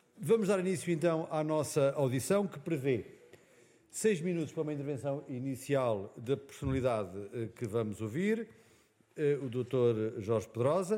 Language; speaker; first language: Portuguese; native; Portuguese